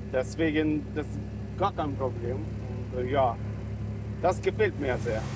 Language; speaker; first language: German; non-native, learner; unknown